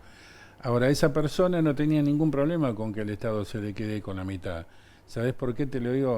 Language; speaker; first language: Spanish; native; Spanish